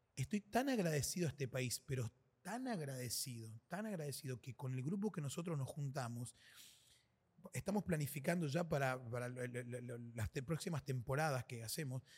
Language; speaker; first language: Spanish; native; Spanish